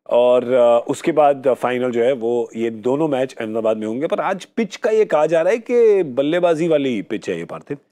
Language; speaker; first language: Hindi; native; Hindi